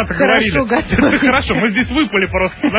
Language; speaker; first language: Russian; native; Russian